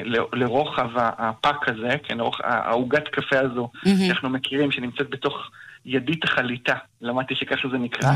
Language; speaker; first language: Hebrew; native; Hebrew